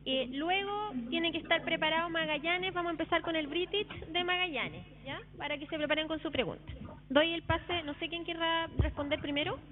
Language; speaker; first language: Spanish; native; Spanish